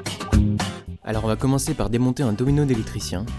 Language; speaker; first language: French; native; French